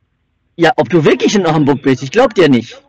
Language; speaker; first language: German; native; German